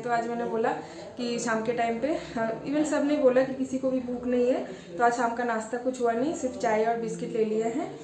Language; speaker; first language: Hindi; non-native, local second language; Bangla